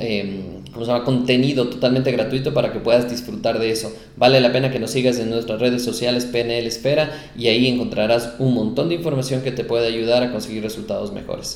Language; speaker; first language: Spanish; native; Spanish